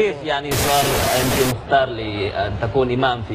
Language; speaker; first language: Arabic; non-native, fluent; Indonesian